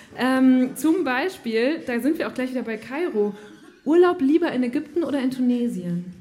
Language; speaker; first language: German; native; German